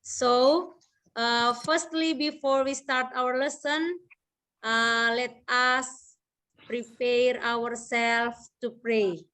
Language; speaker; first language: English; non-native, local second language; Indonesian